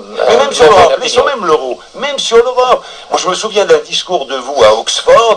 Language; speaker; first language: French; native; French